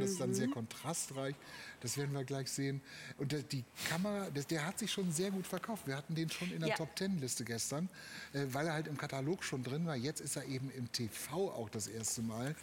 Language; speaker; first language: German; native; German